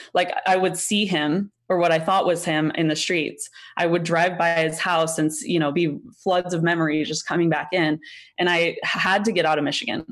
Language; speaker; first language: English; native; English